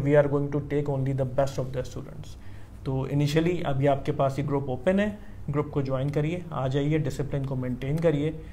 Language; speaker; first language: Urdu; native; Urdu